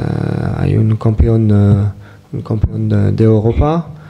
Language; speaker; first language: Spanish; non-native, fluent; French